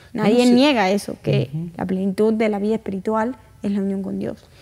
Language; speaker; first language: Spanish; native; Spanish